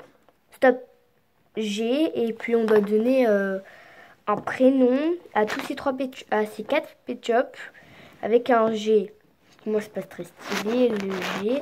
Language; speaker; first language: French; native; French